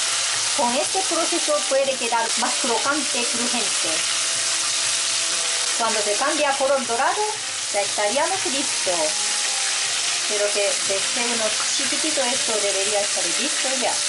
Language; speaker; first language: Spanish; non-native, fluent; Japanese